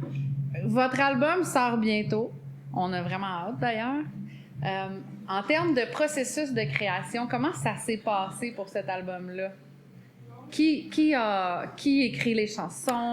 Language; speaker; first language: French; native; French